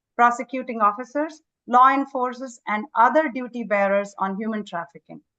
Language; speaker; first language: English; non-native, local second language; Kannada